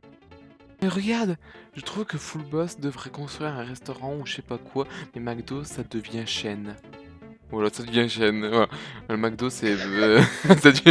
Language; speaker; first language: French; native; French